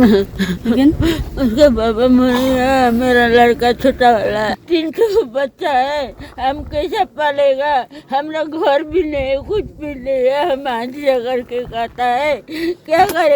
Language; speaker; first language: Hindi; non-native, local second language; Bangla